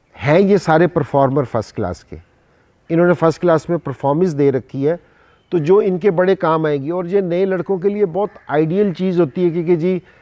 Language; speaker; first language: Urdu; non-native, local second language; Punjabi